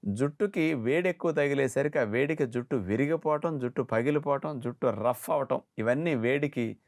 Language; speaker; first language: Telugu; native; Telugu